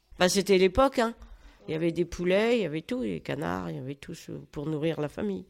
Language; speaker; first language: French; native; French